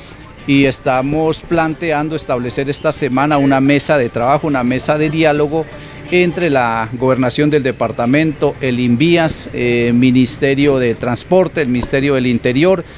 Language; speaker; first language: Spanish; native; Spanish